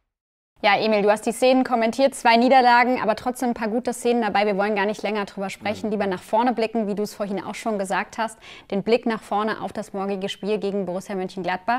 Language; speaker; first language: German; native; German